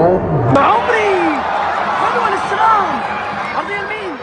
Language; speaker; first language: Arabic; native; Arabic